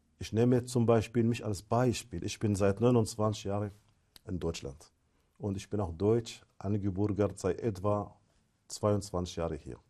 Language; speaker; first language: German; non-native, fluent; Arabic